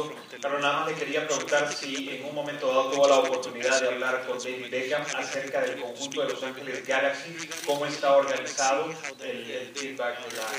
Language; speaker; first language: Spanish; native; Spanish